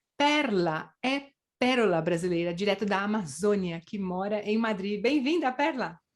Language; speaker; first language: Portuguese; native; Portuguese